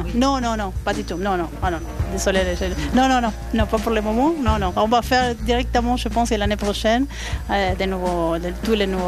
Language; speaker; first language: French; non-native, fluent; Spanish